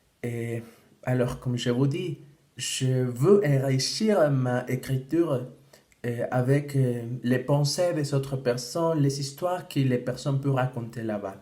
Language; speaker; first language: French; non-native, fluent; Spanish